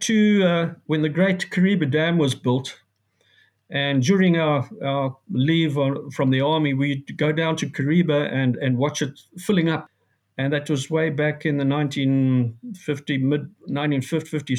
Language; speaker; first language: English; native; English